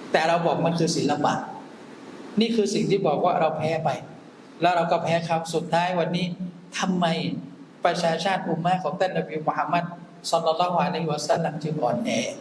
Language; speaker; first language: Thai; non-native, local second language; Malay